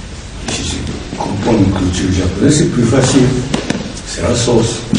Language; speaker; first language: French; non-native, learner; Japanese